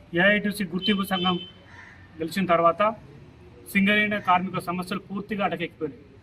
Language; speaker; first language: Telugu; native; Telugu